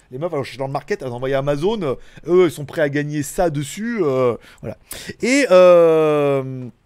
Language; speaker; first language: French; native; French